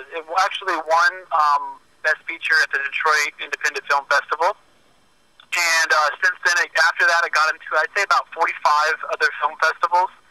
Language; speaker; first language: English; native; English